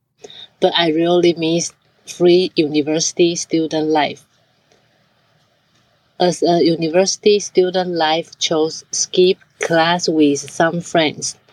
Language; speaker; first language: English; non-native, learner; Chinese